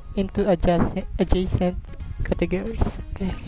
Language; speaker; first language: English; non-native, local second language; Filipino